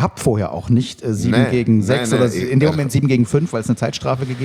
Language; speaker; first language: German; native; German